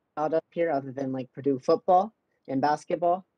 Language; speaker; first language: English; native; English